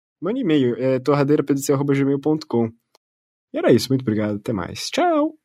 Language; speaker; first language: Portuguese; native; Portuguese